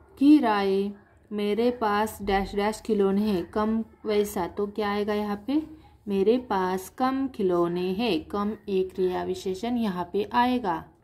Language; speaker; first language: Hindi; non-native, local second language; Marathi